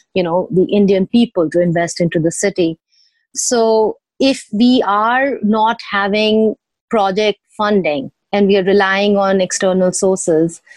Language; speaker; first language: English; non-native, local second language; Odia